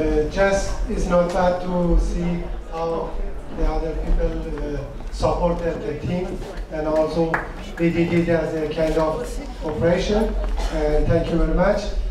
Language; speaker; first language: English; non-native, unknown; Persian